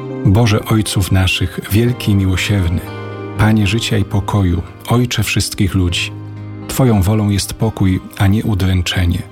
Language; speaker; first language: Polish; native; Polish